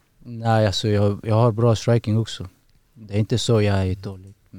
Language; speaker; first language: Swedish; non-native, learner; Persian